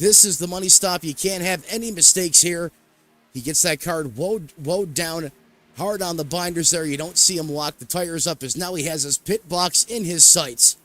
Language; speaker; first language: English; native; English